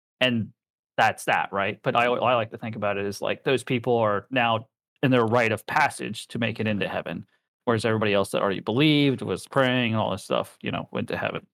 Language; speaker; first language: English; native; English